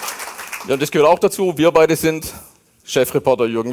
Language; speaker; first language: German; native; German